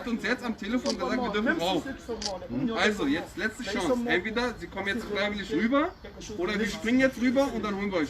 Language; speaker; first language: German; native; German